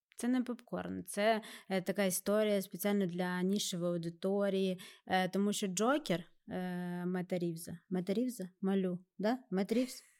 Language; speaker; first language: Ukrainian; native; Ukrainian